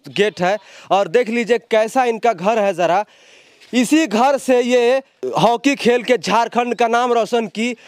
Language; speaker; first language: Hindi; native; Hindi